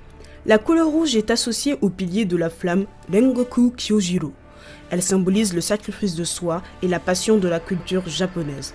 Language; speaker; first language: French; native; French